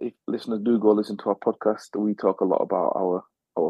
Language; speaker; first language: English; native; English